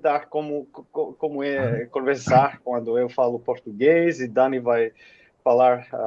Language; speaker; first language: Portuguese; non-native, fluent; Finnish